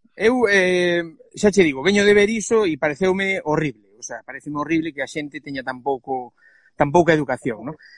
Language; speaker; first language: Galician; non-native, local second language; Spanish